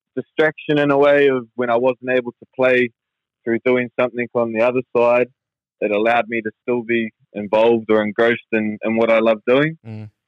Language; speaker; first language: English; native; English